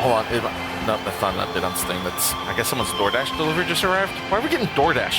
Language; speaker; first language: English; native; English